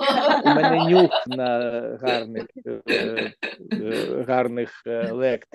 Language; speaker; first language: Ukrainian; native; Ukrainian